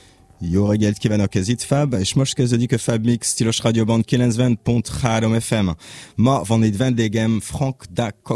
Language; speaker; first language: Hungarian; non-native, learner; French